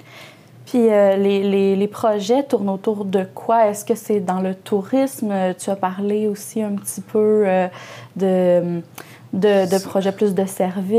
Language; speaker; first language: French; native; French